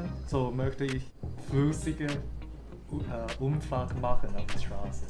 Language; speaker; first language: German; non-native, learner; Cantonese